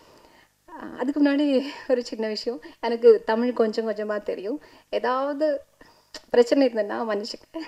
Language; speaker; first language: Tamil; non-native, learner; Malayalam